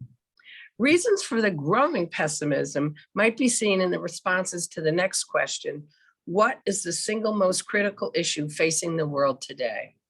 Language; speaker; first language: English; native; English